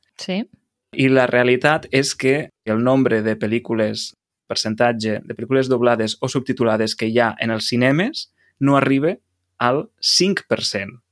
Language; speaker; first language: Catalan; native; Catalan